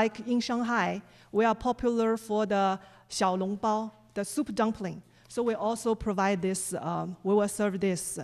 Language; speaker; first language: English; non-native, fluent; Chinese